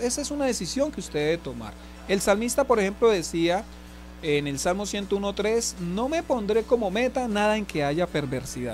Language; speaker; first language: Spanish; native; Spanish